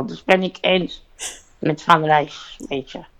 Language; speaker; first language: Dutch; non-native, learner; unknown